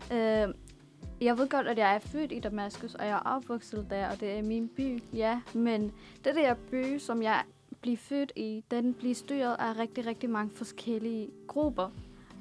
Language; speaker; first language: Danish; non-native, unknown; Arabic